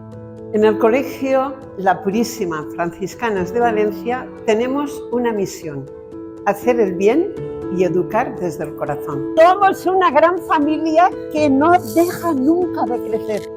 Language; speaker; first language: Spanish; native; Spanish